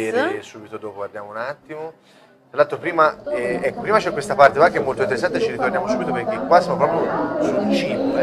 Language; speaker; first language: Italian; native; Italian